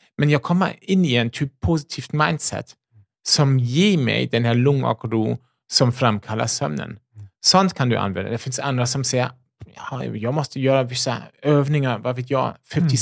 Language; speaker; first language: Swedish; non-native, fluent; German